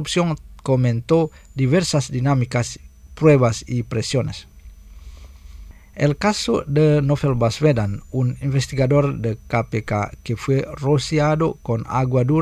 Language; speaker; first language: Spanish; non-native, fluent; Indonesian